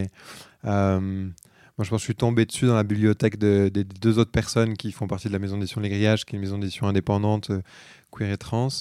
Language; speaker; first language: French; native; French